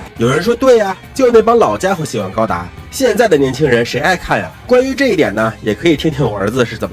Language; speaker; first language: Chinese; native; Chinese